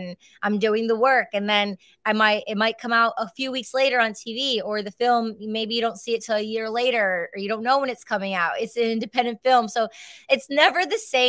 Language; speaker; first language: English; native; English